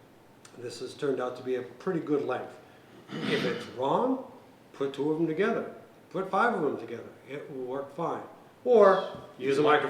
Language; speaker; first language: English; native; English